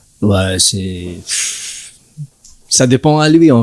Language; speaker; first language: French; non-native, learner; English